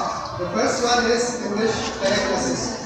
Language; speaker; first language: English; non-native, learner; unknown